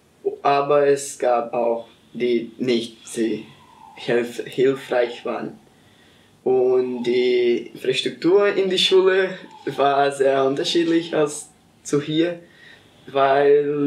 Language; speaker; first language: German; non-native, learner; Portuguese